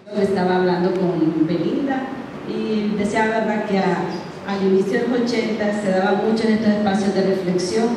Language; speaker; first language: Spanish; native; Spanish